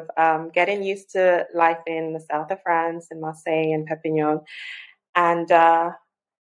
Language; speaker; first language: English; non-native, local second language; Yoruba